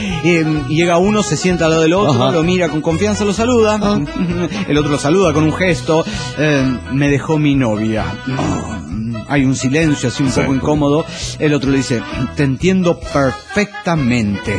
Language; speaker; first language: Spanish; native; Spanish